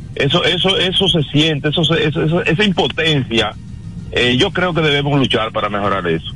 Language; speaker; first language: Spanish; native; Spanish